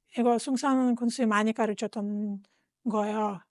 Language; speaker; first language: Korean; non-native, fluent; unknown